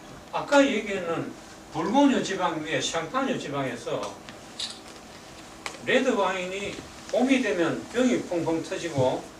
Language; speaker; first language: Korean; native; Korean